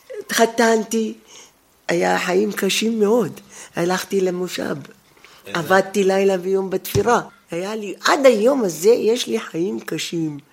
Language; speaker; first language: Hebrew; non-native, fluent; Arabic